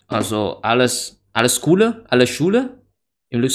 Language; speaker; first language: German; non-native, learner; Indonesian